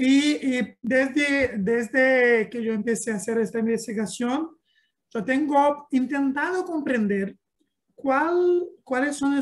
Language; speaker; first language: Spanish; non-native, learner; Portuguese